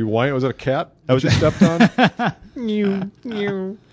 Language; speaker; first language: English; native; English